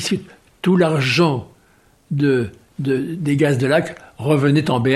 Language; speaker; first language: French; native; French